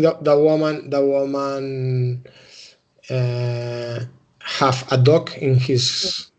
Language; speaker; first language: English; non-native, learner; Spanish